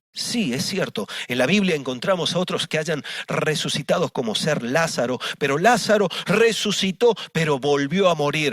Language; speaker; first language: Spanish; native; Spanish